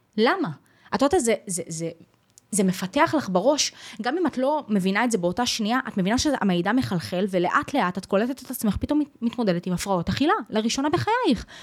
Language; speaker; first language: Hebrew; native; Hebrew